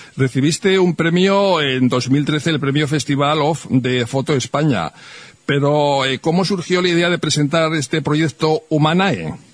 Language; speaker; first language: Spanish; native; Spanish